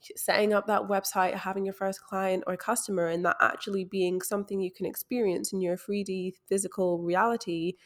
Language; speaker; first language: English; native; English